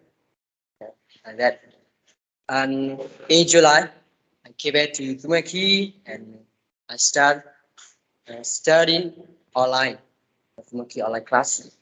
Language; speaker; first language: English; non-native, learner; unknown